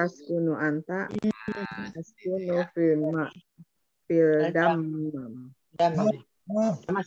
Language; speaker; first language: Arabic; non-native, learner; Indonesian